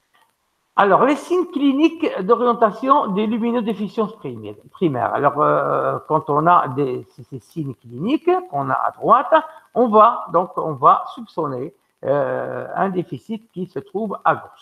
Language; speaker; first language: French; non-native, local second language; Arabic